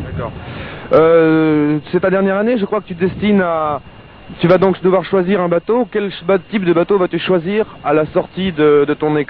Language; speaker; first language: French; native; French